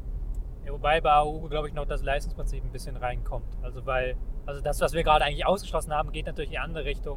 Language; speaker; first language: German; native; German